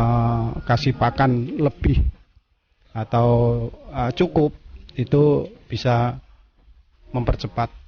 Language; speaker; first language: Indonesian; non-native, local second language; Javanese